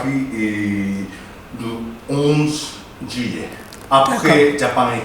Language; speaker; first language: French; non-native, learner; Japanese